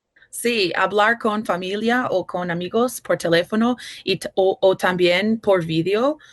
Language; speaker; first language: Spanish; non-native, fluent; English